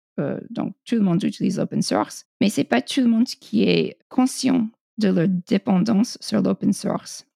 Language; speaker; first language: French; non-native, fluent; English